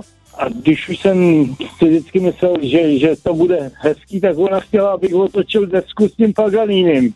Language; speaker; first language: Czech; native; Czech